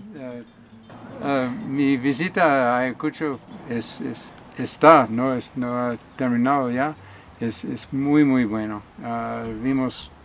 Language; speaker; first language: Spanish; non-native, learner; English